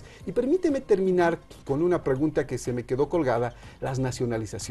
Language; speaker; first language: Spanish; native; Spanish